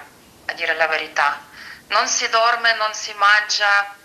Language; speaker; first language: Italian; non-native, fluent; Ukrainian